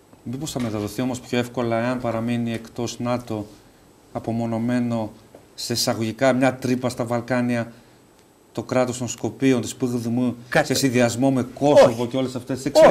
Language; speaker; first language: Greek; native; Greek